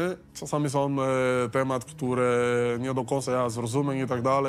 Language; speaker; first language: Polish; non-native, learner; Spanish